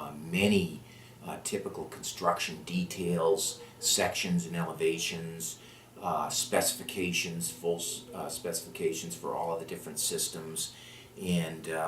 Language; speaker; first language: English; native; English